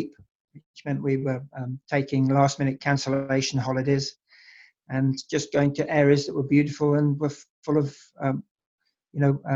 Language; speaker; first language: English; native; English